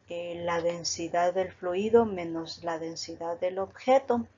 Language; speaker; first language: Spanish; native; Spanish